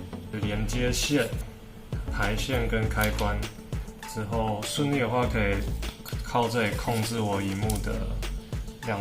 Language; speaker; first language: Chinese; native; Chinese